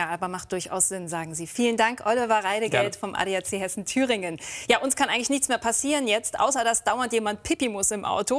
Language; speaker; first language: German; native; German